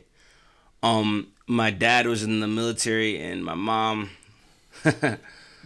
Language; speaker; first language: English; native; English